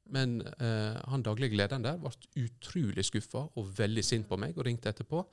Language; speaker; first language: Norwegian; native; Norwegian